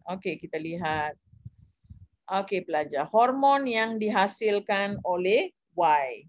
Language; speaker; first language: Malay; non-native, local second language; Tamil